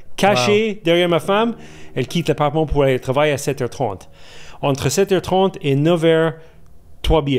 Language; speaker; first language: French; non-native, fluent; English